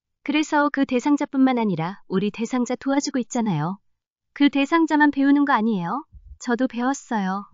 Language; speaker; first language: Korean; non-native, learner; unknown